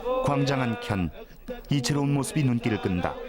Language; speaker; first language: Korean; native; Korean